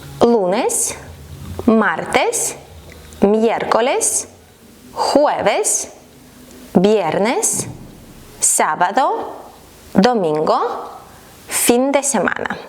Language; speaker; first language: Spanish; non-native, fluent; Ukrainian